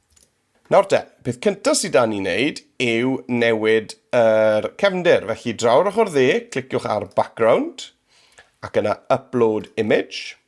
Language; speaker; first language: Welsh; native; Welsh